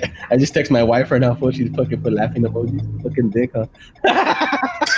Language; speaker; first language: English; early bilingual, other home language; Spanish